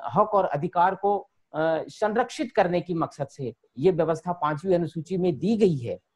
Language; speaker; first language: Hindi; native; Hindi